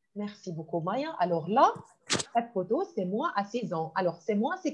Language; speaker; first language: French; non-native, fluent; Arabic